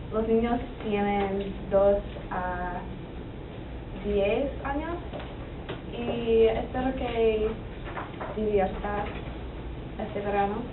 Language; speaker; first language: Spanish; non-native, learner; English